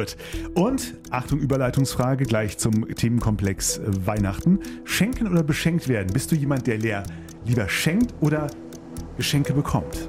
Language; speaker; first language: German; native; German